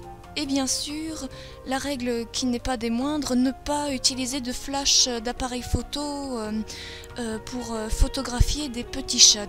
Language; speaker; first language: French; native; French